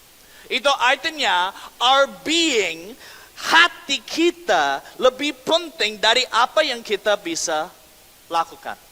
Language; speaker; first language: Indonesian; non-native, fluent; English